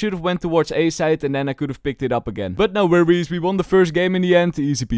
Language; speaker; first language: English; non-native, fluent; Dutch